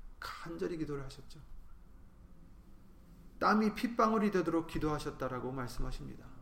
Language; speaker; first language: Korean; native; Korean